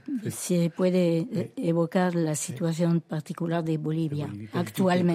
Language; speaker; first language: Spanish; non-native, fluent; French